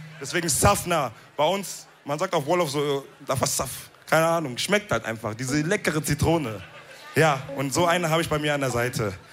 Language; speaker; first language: German; early bilingual, other home language; Wolof